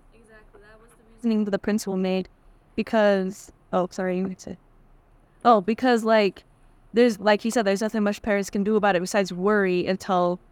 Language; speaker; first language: English; native; English